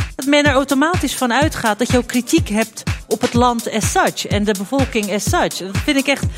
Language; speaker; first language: Dutch; early bilingual, other home language; Turkish